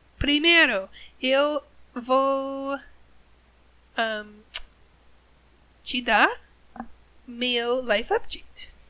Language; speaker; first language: Portuguese; non-native, learner; English